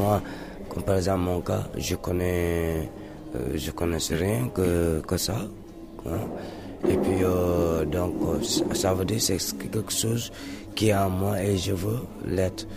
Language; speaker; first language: French; non-native, local second language; Mandingo